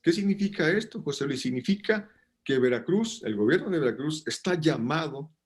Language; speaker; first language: Spanish; native; Spanish